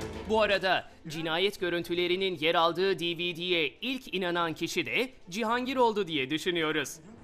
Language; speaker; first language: Turkish; native; Turkish